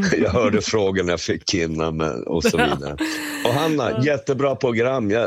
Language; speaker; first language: Swedish; native; Swedish